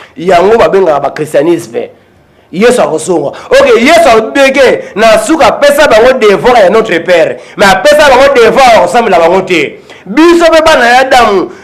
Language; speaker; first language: Lingala; non-native, local second language; Kongo